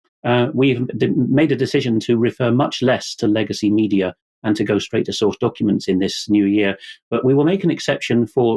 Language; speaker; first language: English; non-native, fluent; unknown